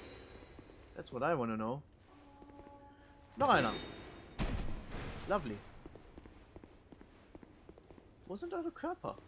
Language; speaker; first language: German; native; German